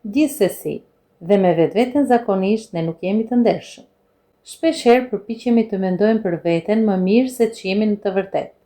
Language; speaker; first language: Albanian; non-native, fluent; English